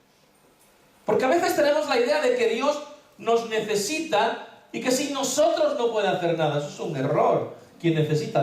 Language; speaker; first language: Spanish; native; Spanish